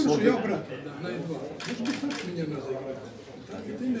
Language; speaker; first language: Russian; non-native, learner; Serbian